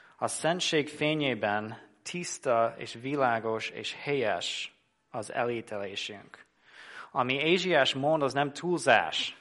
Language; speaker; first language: Hungarian; non-native, fluent; English